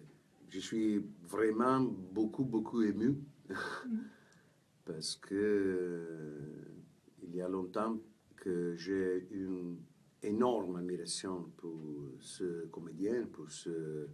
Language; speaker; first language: French; non-native, fluent; Italian